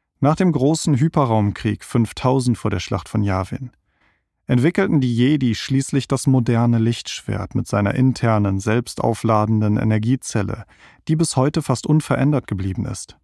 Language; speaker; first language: German; native; German